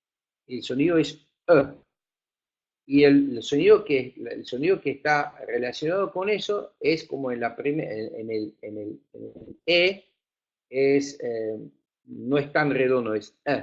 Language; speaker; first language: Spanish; non-native, fluent; Afrikaans